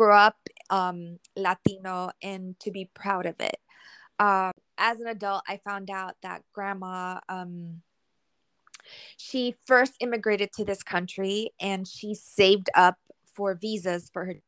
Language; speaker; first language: English; early bilingual, other home language; Spanish